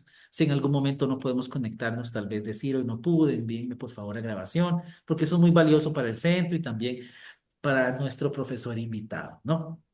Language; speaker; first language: Spanish; native; Spanish